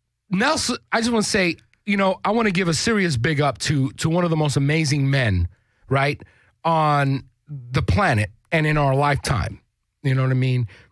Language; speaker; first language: English; early bilingual, other home language; Spanish